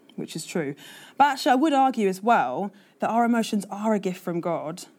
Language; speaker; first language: English; native; English